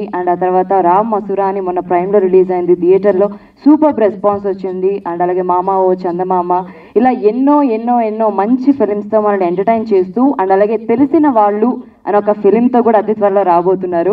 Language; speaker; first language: Telugu; native; Telugu